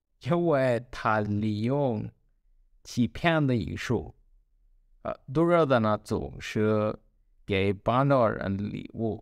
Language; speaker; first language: Chinese; non-native, learner; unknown